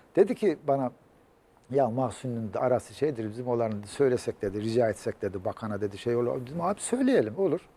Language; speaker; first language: Turkish; native; Turkish